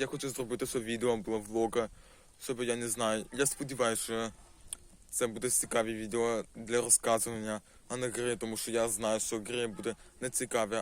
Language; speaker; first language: Ukrainian; non-native, local second language; Russian